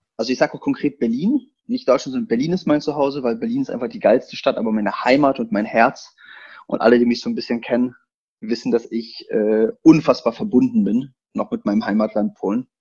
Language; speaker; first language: German; early bilingual, other home language; Polish